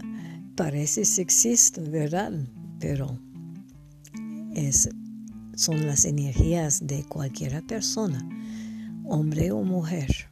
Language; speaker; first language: Spanish; non-native, fluent; English